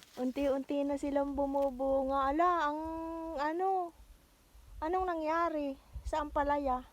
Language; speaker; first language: Filipino; native; Filipino